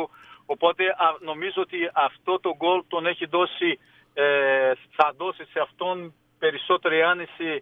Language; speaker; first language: Greek; non-native, fluent; Portuguese